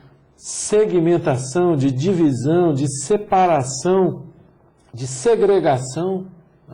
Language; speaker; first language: Portuguese; native; Portuguese